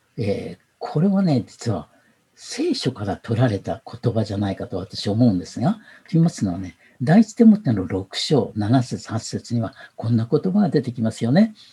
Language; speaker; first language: Japanese; native; Japanese